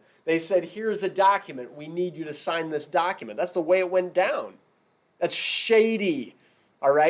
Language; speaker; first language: English; native; English